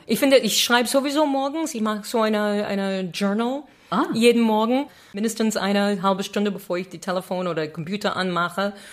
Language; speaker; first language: German; non-native, fluent; English